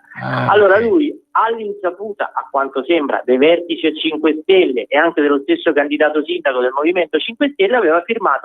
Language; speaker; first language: Italian; native; Italian